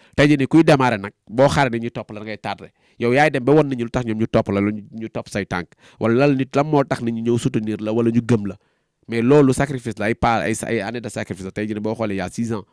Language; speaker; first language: Wolof; non-native, local second language; Jola-Fonyi